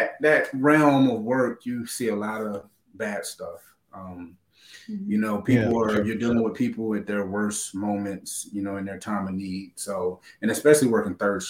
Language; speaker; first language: English; native; English